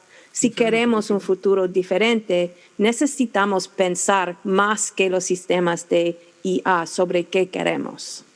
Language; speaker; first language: Spanish; non-native, fluent; English